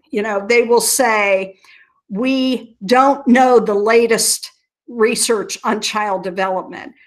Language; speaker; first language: English; native; English